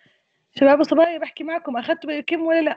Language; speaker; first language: Arabic; native; Arabic